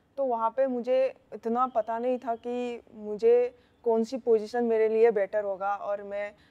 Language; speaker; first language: Hindi; non-native, local second language; Manipuri